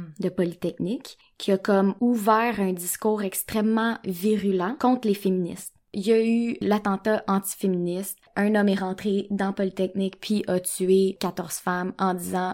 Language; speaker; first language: French; native; French